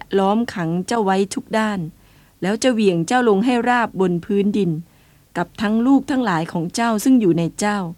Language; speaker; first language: Thai; native; Thai